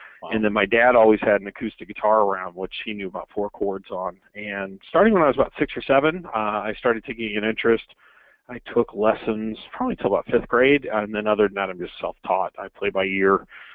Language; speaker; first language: English; native; English